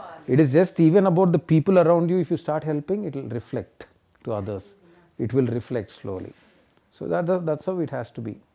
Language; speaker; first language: English; non-native, local second language; Telugu